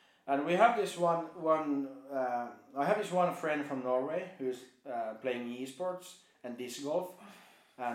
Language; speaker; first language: English; non-native, fluent; Finnish